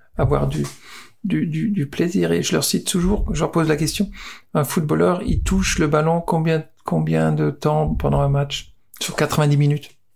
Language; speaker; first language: French; native; French